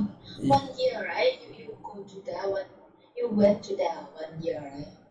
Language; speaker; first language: English; non-native, learner; Thai